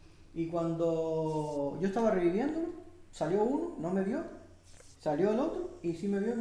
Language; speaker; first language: Spanish; native; Spanish